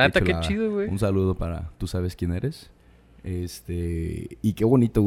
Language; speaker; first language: Spanish; native; Spanish